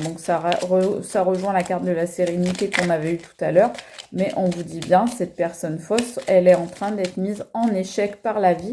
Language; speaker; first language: French; native; French